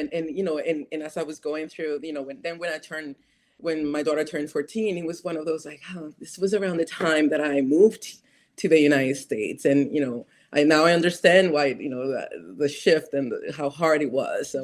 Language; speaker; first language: English; non-native, fluent; Spanish